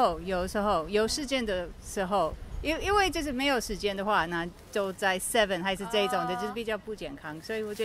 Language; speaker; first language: Chinese; non-native, fluent; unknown